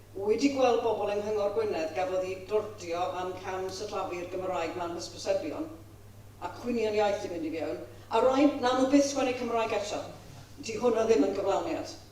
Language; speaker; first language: Welsh; non-native, fluent; English